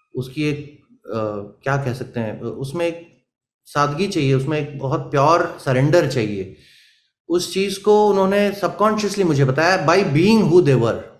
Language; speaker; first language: Hindi; native; Hindi